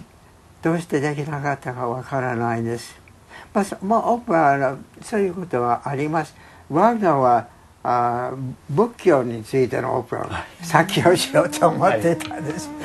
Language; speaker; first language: Japanese; non-native, fluent; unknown